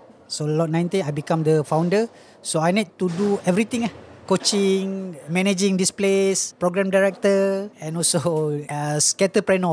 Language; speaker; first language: English; non-native, local second language; Malay